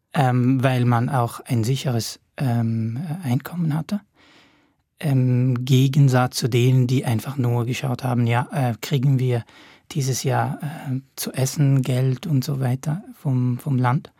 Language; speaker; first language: German; non-native, fluent; Arabic